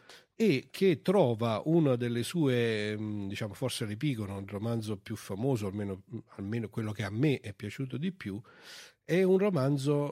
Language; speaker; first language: Italian; native; Italian